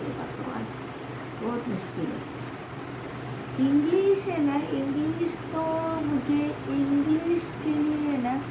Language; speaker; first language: Hindi; non-native, local second language; Malayalam